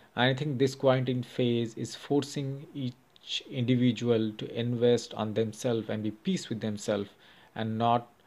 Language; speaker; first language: English; non-native, local second language; Hindi